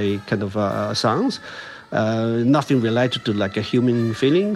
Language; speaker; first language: English; non-native, fluent; Chinese